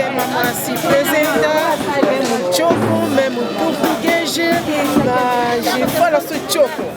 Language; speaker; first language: Portuguese; non-native, learner; Lingala